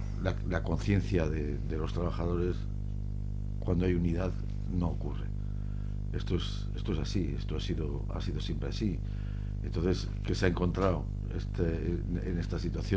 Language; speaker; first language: Spanish; native; Spanish